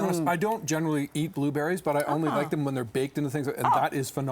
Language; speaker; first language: English; native; English